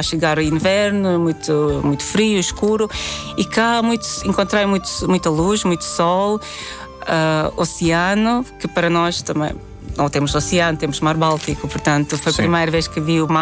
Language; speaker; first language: Portuguese; non-native, fluent; Latvian